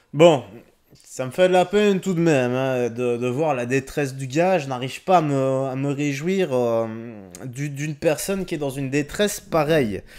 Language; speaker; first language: French; native; French